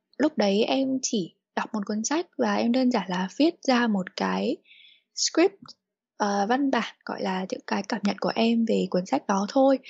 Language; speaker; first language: Vietnamese; native; Vietnamese